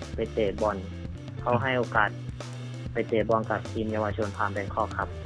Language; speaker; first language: Thai; early bilingual, heritage; Thai